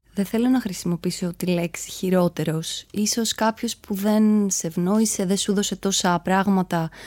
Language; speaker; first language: Greek; native; Greek